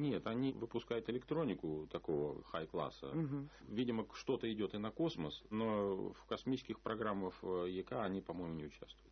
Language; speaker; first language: Russian; native; Russian